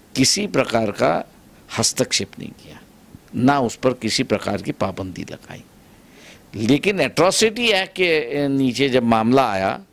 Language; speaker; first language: Hindi; non-native, local second language; Marathi